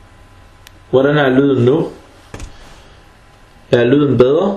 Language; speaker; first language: Danish; early bilingual, other home language; Arabic